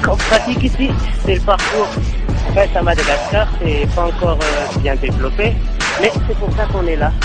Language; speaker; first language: French; non-native, local second language; Malagasy